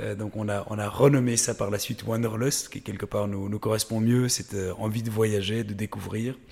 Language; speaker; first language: French; native; French